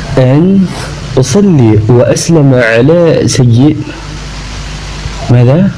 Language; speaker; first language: Arabic; non-native, learner; Indonesian